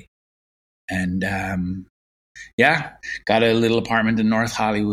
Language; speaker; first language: English; native; English